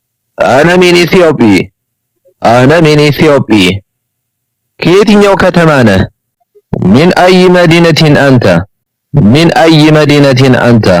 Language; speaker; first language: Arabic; non-native, fluent; Amharic